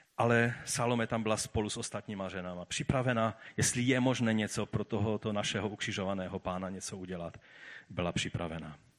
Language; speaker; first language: Czech; native; Czech